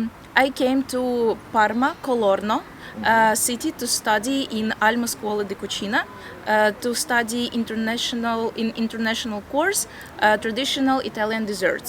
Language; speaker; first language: English; non-native, fluent; Latvian